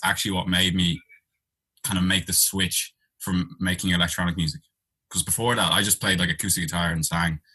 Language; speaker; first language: English; native; English